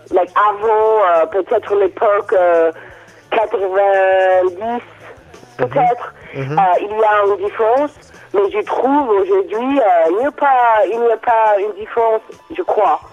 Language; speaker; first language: French; non-native, learner; English